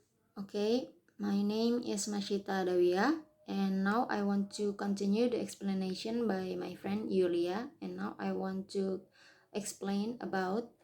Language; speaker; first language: English; non-native, learner; Indonesian